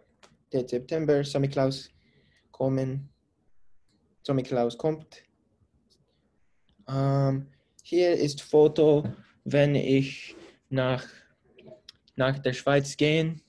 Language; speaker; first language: German; non-native, learner; English